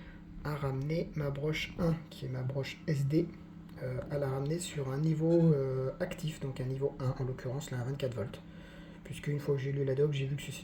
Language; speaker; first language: French; native; French